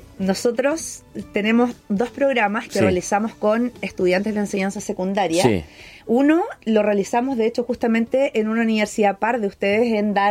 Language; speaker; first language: Spanish; native; Spanish